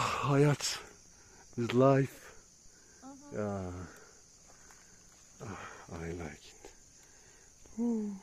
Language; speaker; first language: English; non-native, learner; Turkish